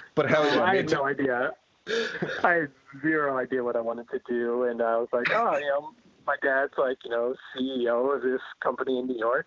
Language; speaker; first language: English; native; English